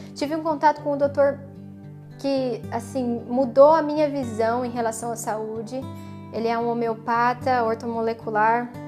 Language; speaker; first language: Portuguese; native; Portuguese